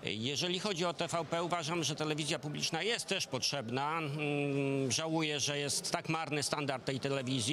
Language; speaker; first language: Polish; native; Polish